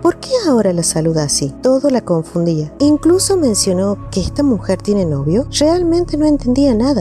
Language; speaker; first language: Spanish; native; Spanish